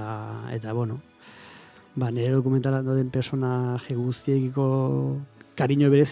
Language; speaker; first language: Basque; native; Basque